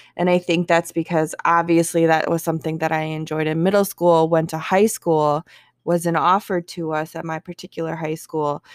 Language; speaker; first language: English; native; English